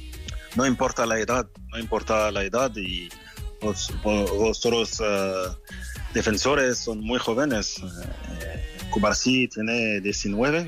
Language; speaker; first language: Spanish; non-native, fluent; French